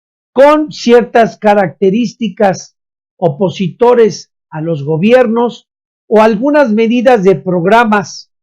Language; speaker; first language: Spanish; native; Spanish